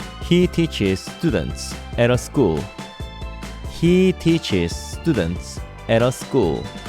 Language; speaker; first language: English; non-native, fluent; Korean